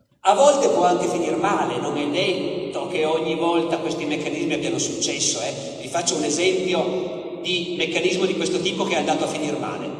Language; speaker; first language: Italian; native; Italian